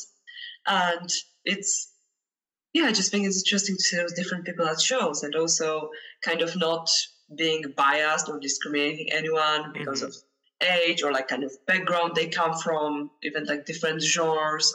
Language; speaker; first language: English; non-native, fluent; Polish